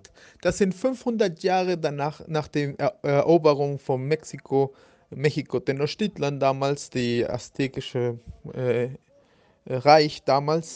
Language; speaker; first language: German; non-native, fluent; Spanish